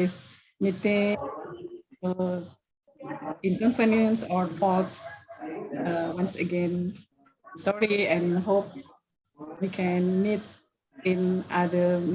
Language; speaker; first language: English; non-native, learner; Indonesian